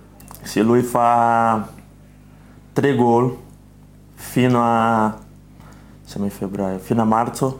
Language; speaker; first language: Italian; non-native, fluent; Portuguese